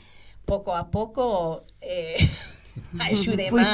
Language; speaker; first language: Spanish; non-native, fluent; English